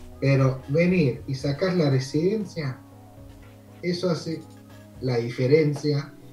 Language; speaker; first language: Spanish; early bilingual, heritage; Spanish